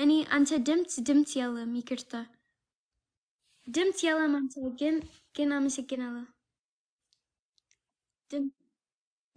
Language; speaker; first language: Amharic; non-native, learner; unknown